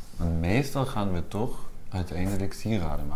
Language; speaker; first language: Dutch; non-native, fluent; German